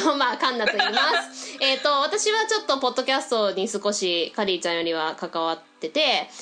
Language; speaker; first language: Japanese; early bilingual, heritage; Japanese